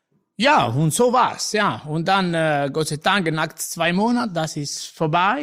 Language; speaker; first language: German; non-native, learner; Italian